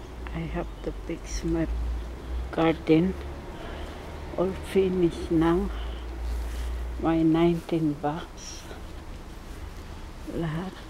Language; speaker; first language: English; non-native, learner; Filipino